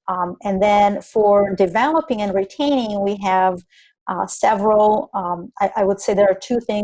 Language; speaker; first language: English; non-native, fluent; Spanish